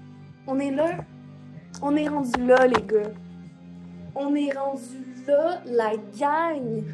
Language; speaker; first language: French; native; French